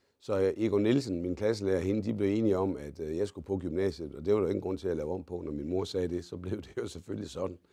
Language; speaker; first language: Danish; native; Danish